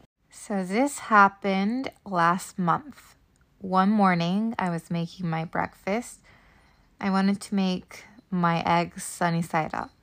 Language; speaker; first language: English; native; English